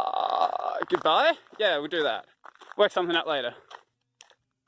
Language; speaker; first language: English; native; English